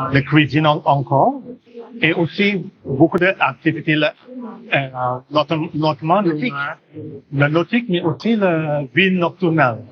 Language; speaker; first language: French; non-native, learner; English